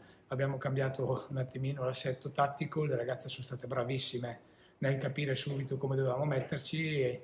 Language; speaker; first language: Italian; native; Italian